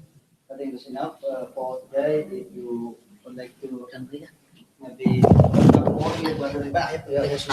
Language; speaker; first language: English; non-native, fluent; Indonesian